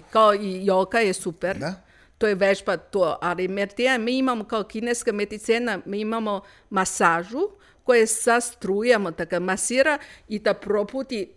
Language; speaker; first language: Serbian; non-native, learner; Chinese